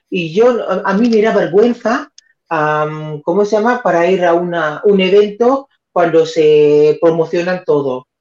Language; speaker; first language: Spanish; non-native, fluent; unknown